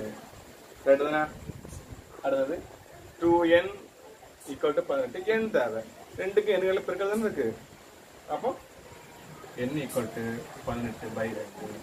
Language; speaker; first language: Tamil; native; Tamil